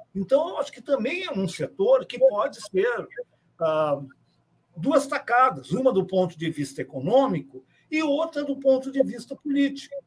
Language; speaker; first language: Portuguese; native; Portuguese